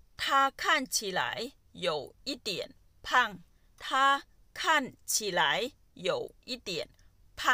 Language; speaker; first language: Chinese; non-native, fluent; Thai